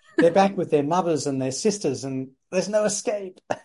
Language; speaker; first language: English; native; English